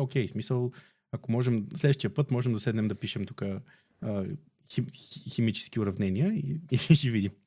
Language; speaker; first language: Bulgarian; native; Bulgarian